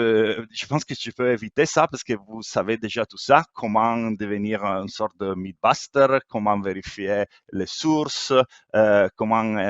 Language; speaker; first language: French; non-native, fluent; Italian